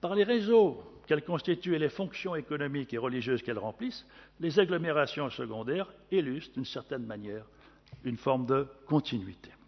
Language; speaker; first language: French; native; French